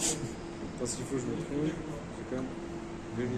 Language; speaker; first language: French; native; French